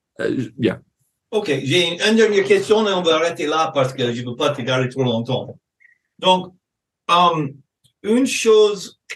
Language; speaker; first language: French; non-native, fluent; English